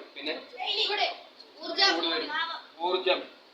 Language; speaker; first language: Malayalam; native; Malayalam